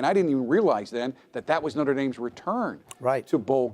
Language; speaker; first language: English; native; English